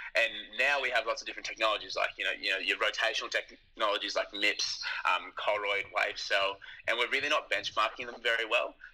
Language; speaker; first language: English; native; English